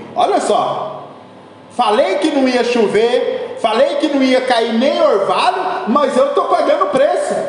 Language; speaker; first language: Portuguese; native; Portuguese